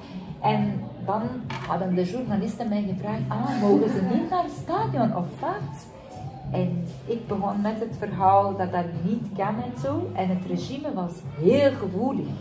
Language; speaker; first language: Dutch; non-native, fluent; Persian